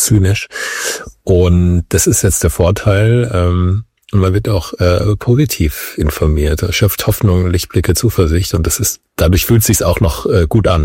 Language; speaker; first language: German; native; German